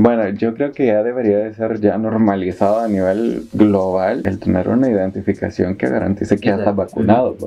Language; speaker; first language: Spanish; native; Spanish